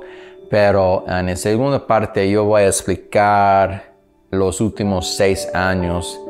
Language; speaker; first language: Spanish; non-native, learner; English